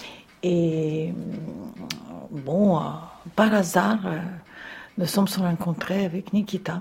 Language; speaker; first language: French; non-native, fluent; Russian